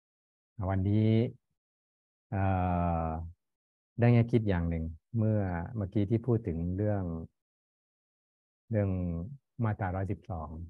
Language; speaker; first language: Thai; native; Thai